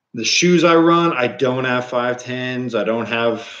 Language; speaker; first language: English; native; English